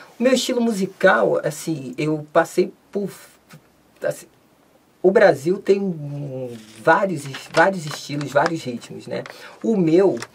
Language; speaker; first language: Portuguese; native; Portuguese